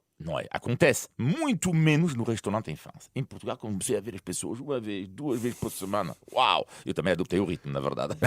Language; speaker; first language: Portuguese; non-native, fluent; French